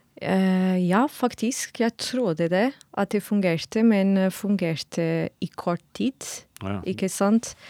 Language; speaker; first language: Norwegian; non-native, fluent; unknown